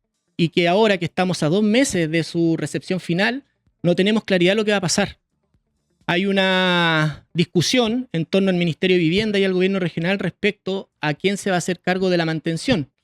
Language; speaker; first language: Spanish; native; Spanish